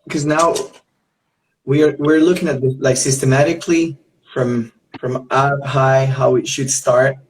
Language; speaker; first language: English; non-native, fluent; Spanish